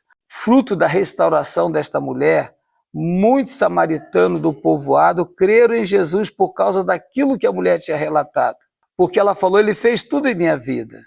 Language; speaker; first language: Portuguese; native; Portuguese